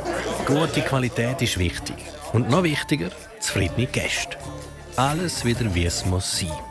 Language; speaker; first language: German; native; German